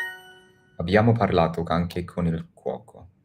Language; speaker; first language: Italian; non-native, learner; English